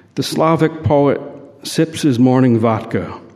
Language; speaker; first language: English; native; English